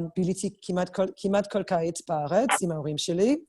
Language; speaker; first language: Hebrew; non-native, fluent; French